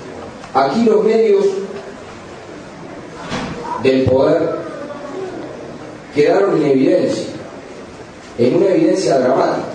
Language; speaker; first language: Spanish; native; Spanish